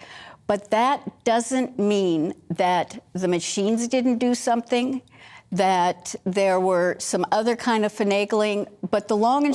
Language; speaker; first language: English; native; English